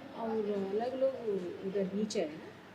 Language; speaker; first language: Hindi; non-native, local second language; Telugu